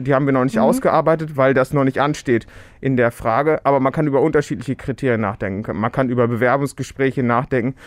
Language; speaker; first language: German; early bilingual, other home language; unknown